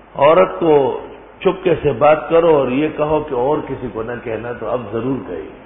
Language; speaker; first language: Urdu; non-native, local second language; Pashto